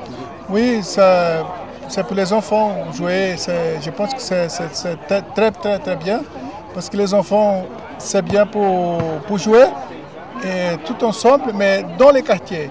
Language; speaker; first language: French; non-native, learner; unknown